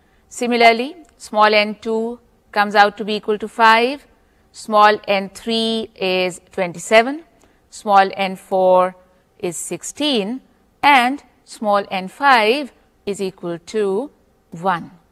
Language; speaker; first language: English; non-native, local second language; Urdu